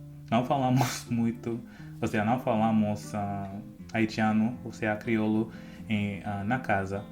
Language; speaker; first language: Portuguese; non-native, fluent; English